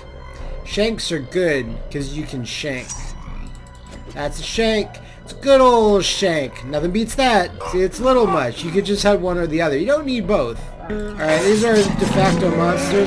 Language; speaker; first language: English; native; English